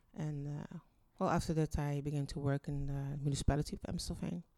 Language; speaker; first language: English; early bilingual, other home language; Dutch